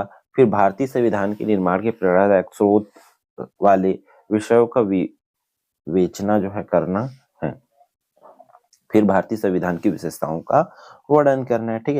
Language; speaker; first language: Hindi; native; Hindi